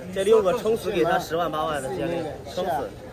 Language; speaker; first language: Chinese; native; Chinese